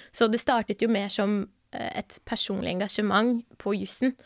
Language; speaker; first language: Norwegian; early bilingual, other home language; Persian